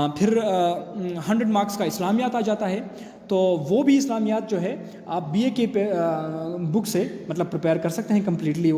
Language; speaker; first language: Urdu; non-native, local second language; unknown